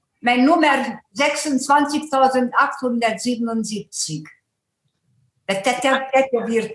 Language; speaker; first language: German; non-native, fluent; Hungarian